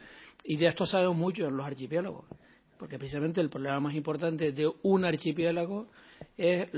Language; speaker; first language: Spanish; native; Spanish